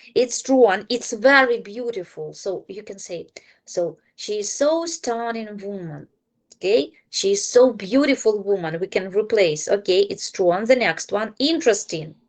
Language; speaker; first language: English; non-native, fluent; Ukrainian